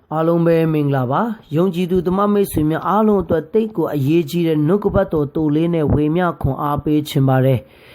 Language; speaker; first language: Burmese; non-native, local second language; Kachin